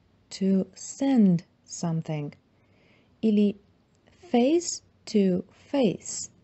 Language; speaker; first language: English; non-native, fluent; Bulgarian